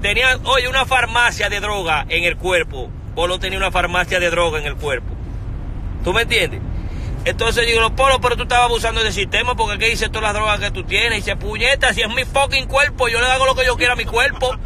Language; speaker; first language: Spanish; early bilingual, heritage; Spanish